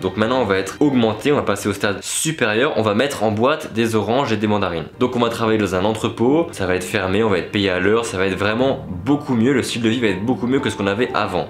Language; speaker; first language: French; native; French